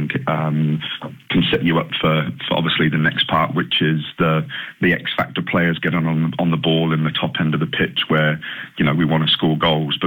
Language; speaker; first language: English; native; English